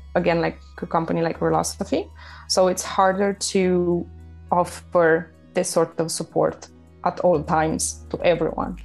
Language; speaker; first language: English; non-native, fluent; Romanian